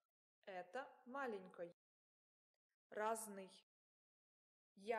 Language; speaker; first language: Russian; non-native, learner; English